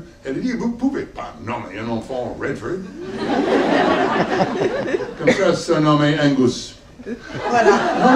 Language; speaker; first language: French; non-native, learner; English